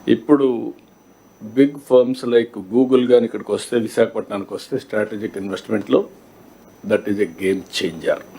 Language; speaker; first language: Telugu; native; Telugu